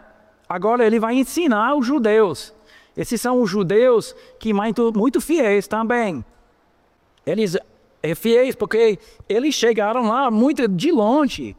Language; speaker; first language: Portuguese; non-native, fluent; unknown